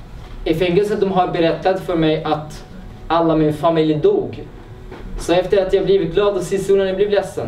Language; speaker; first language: Swedish; non-native, fluent; Arabic